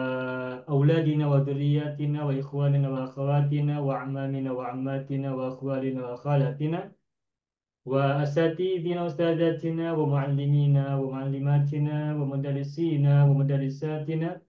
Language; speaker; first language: Arabic; non-native, fluent; Indonesian